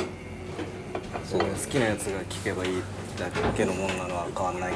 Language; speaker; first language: Japanese; native; Japanese